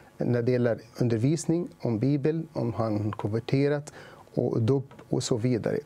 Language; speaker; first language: Swedish; non-native, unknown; Arabic